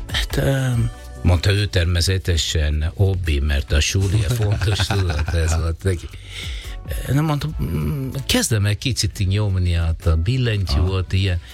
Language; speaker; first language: Hungarian; non-native, learner; Italian